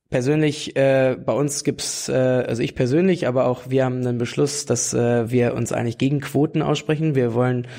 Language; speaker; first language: German; native; German